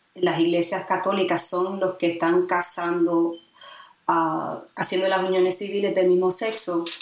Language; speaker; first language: Spanish; early bilingual, heritage; Spanish